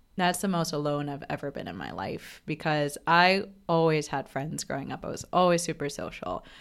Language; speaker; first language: English; non-native, local second language; Bangla